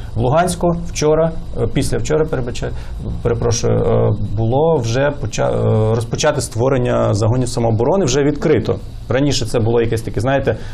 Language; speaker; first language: Ukrainian; native; Ukrainian